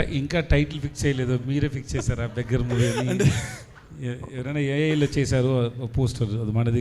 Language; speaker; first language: Telugu; non-native, learner; Tamil